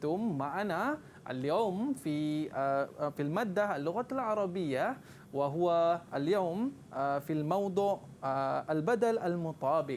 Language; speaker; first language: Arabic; non-native, learner; Malay